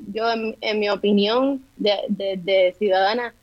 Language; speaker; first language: Spanish; native; Spanish